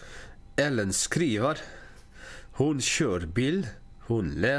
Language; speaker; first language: Swedish; non-native, learner; English